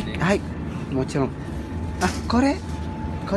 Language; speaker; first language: Japanese; non-native, learner; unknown